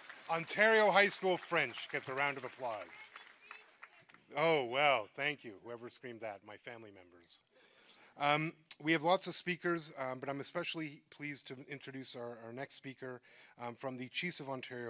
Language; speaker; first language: English; native; English